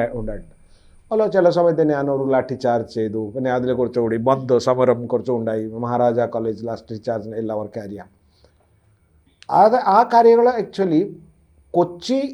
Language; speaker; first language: Malayalam; non-native, local second language; Odia